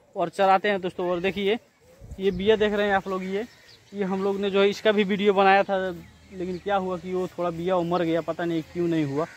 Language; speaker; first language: Hindi; non-native, local second language; Bhojpuri